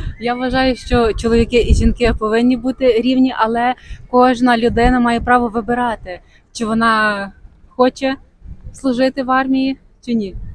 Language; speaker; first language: Ukrainian; native; Ukrainian